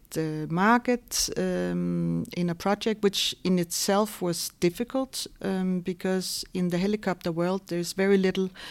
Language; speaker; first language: English; non-native, fluent; Danish